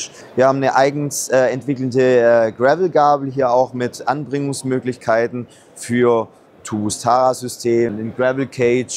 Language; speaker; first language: German; native; German